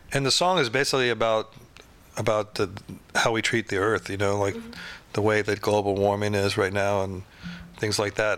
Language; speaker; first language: English; native; English